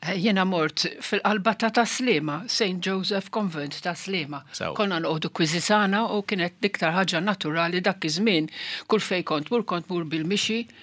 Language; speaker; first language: Maltese; non-native, local second language; Italian